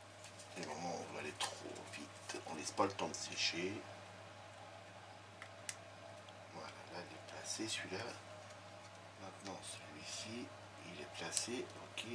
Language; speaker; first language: French; native; French